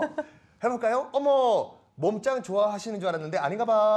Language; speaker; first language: Korean; native; Korean